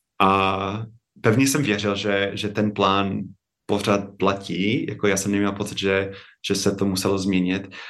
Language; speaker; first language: Czech; non-native, fluent; English